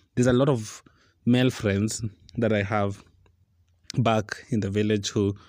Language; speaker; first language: English; non-native, local second language; Luo (Kenya and Tanzania)